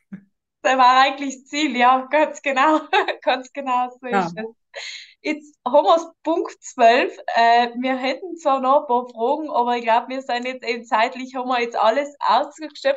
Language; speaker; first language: German; native; German